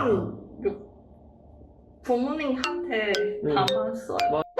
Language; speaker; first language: Korean; non-native, learner; Chinese